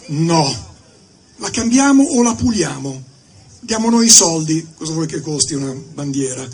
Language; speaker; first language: Italian; native; Italian